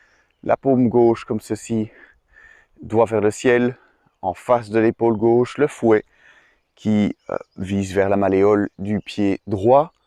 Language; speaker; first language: French; native; French